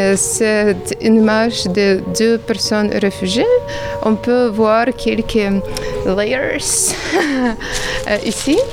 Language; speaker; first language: French; non-native, learner; Ukrainian